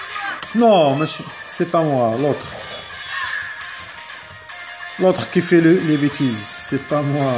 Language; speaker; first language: French; non-native, fluent; Arabic